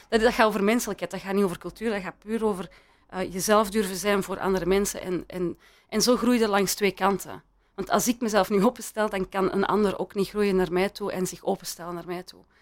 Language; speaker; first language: Dutch; early bilingual, other home language; Persian